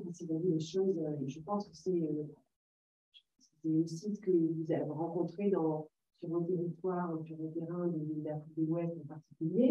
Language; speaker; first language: French; native; French